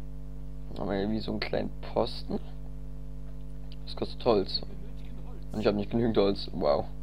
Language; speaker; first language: German; native; German